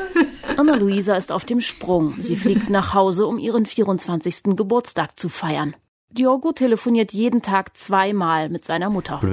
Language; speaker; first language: German; native; German